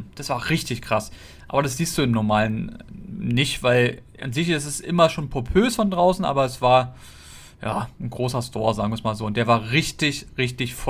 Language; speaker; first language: German; native; German